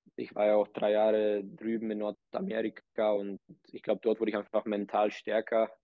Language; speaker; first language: German; early bilingual, other home language; Czech